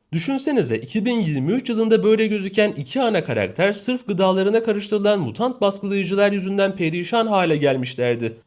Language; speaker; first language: Turkish; native; Turkish